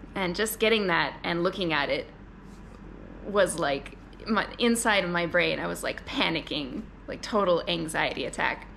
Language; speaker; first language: English; native; English